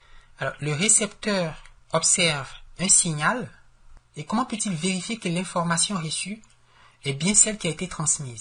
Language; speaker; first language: French; native; French